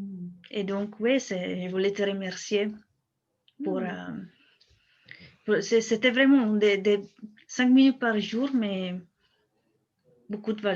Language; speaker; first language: French; non-native, fluent; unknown